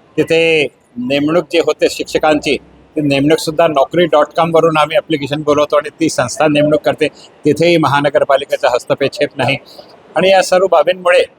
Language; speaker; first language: Marathi; non-native, local second language; Hindi